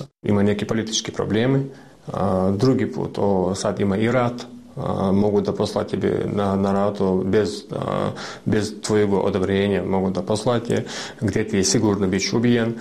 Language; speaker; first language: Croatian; non-native, learner; Russian